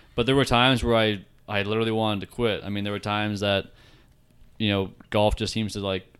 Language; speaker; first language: English; native; English